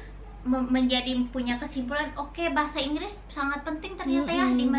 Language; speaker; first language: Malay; non-native, local second language; Sundanese